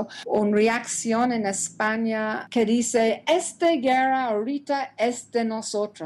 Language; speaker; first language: Spanish; non-native, learner; English